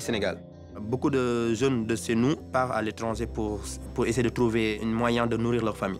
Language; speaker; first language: French; non-native, local second language; Wolof